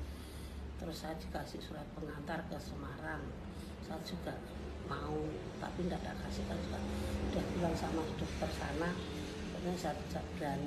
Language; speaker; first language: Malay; non-native, local second language; Javanese